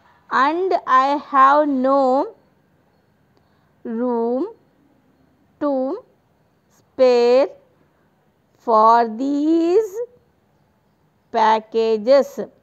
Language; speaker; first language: English; non-native, local second language; Telugu